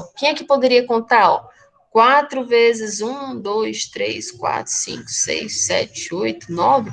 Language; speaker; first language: Portuguese; native; Portuguese